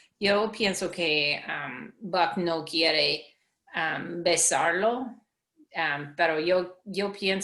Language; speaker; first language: Spanish; non-native, learner; English